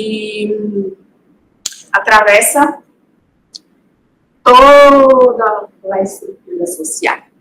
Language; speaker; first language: Spanish; non-native, fluent; Portuguese